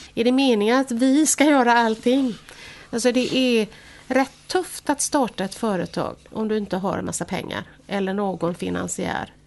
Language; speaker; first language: Swedish; native; Swedish